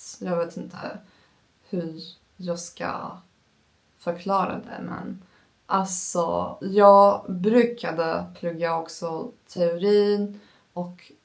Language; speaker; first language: Swedish; non-native, learner; Turkish